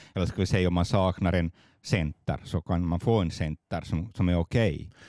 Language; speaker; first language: Swedish; native; Swedish